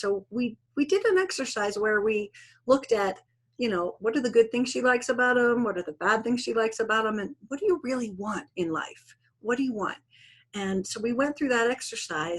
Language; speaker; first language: English; native; English